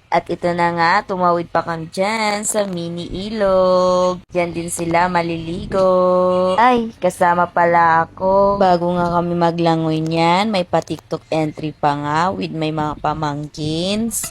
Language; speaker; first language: Filipino; native; Filipino